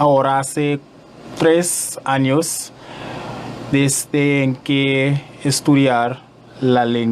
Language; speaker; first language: Spanish; non-native, learner; English